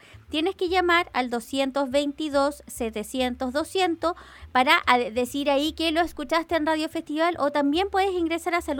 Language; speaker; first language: Spanish; native; Spanish